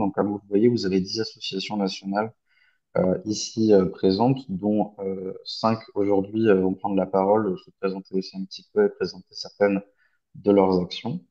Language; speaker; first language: French; native; French